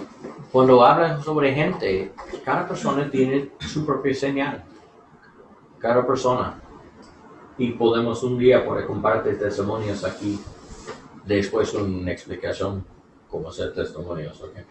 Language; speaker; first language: Spanish; non-native, learner; English